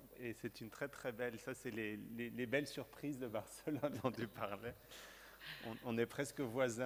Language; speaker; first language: French; native; French